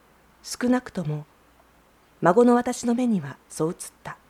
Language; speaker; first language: Japanese; native; Japanese